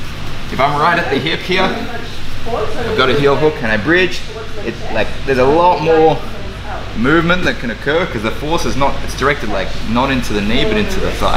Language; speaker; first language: English; native; English